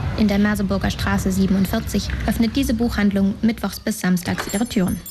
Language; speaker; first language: German; native; German